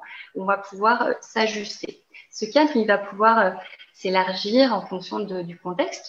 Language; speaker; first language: French; native; French